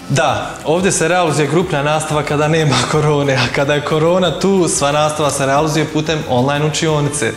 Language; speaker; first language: Croatian; native; Croatian